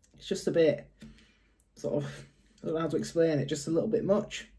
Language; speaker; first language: English; native; English